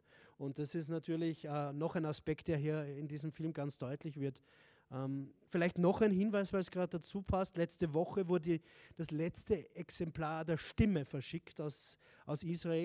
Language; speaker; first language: German; native; German